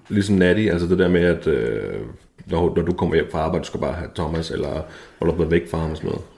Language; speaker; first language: Danish; native; Danish